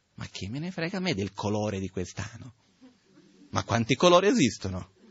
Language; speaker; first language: Italian; non-native, fluent; Portuguese